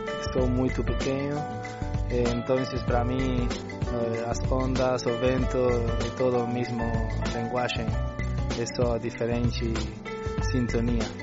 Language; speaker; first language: Portuguese; non-native, learner; Spanish